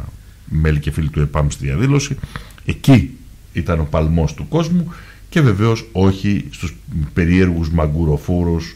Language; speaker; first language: Greek; native; Greek